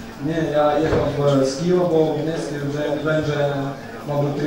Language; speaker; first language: Polish; non-native, learner; Ukrainian